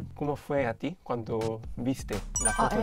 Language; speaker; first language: Spanish; non-native, fluent; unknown